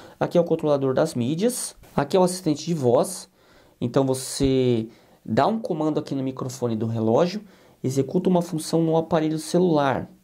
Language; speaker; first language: Portuguese; native; Portuguese